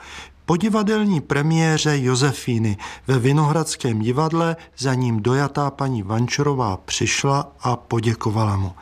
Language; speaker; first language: Czech; native; Czech